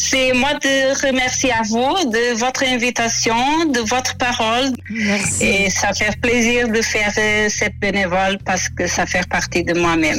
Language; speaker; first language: French; non-native, fluent; Portuguese